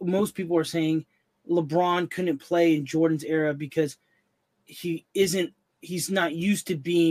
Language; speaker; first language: English; native; English